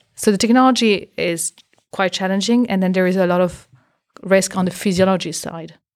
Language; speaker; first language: English; non-native, fluent; French